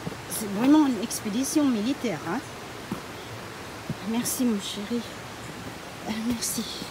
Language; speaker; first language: French; non-native, learner; Cebuano